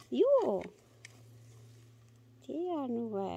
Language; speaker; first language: Norwegian; non-native, learner; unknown